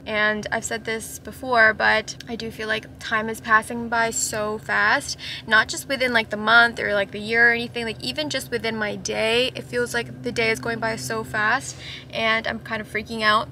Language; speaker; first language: English; early bilingual, other home language; Japanese